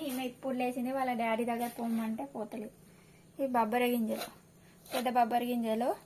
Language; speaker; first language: Telugu; non-native, local second language; Lambadi